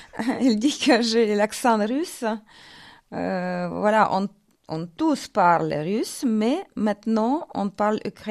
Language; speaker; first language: French; non-native, fluent; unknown